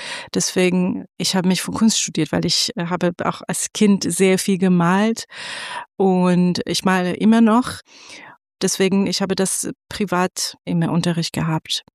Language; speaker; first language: German; non-native, fluent; Persian